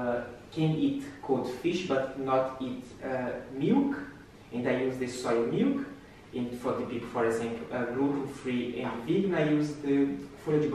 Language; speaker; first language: English; non-native, learner; Portuguese